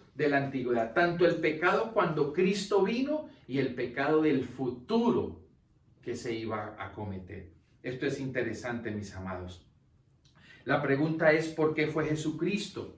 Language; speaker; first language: Spanish; native; Spanish